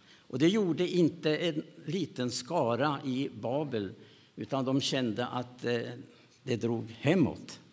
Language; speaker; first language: Swedish; native; Swedish